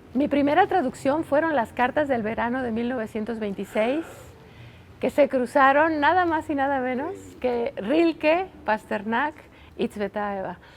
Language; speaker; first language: Spanish; native; Spanish